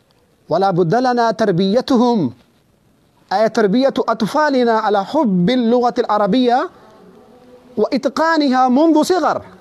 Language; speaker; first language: Arabic; non-native, fluent; Urdu